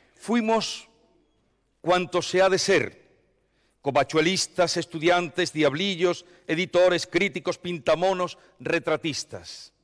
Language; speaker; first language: Spanish; native; Spanish